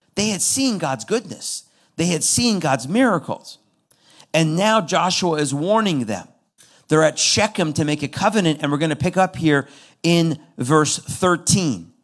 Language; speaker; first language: English; non-native, fluent; Persian